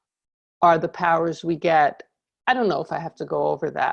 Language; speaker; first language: English; native; English